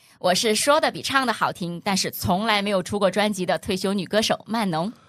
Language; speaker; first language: Chinese; native; Chinese